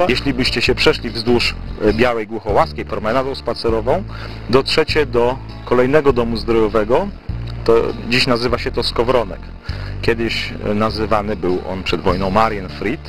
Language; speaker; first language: Polish; native; Polish